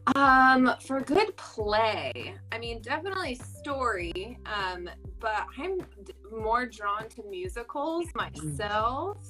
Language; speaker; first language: English; native; English